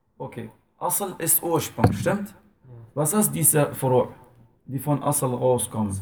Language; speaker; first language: German; non-native, fluent; Arabic